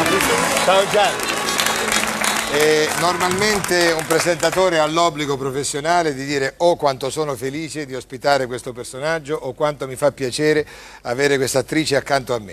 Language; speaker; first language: Italian; native; Italian